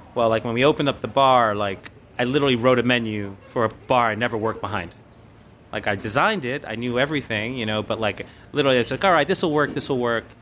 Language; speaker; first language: English; native; English